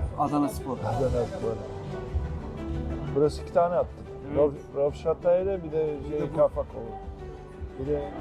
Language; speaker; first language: Turkish; non-native, fluent; Bosnian